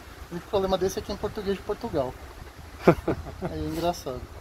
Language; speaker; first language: Portuguese; native; Portuguese